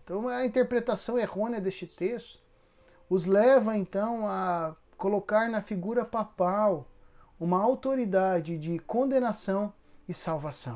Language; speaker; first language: Portuguese; native; Portuguese